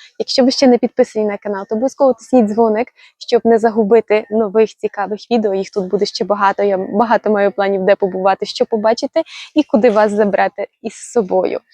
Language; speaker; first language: Ukrainian; native; Ukrainian